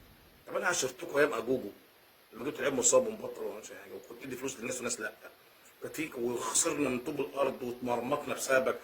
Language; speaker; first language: Arabic; native; Arabic